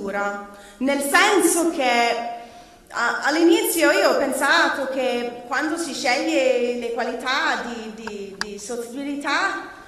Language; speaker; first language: Italian; non-native, learner; English